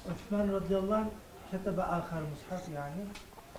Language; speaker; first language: Arabic; non-native, learner; Turkish